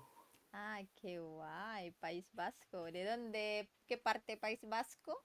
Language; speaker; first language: Spanish; non-native, learner; Indonesian